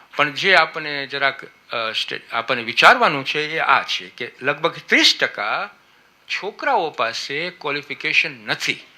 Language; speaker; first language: Gujarati; early bilingual, heritage; Gujarati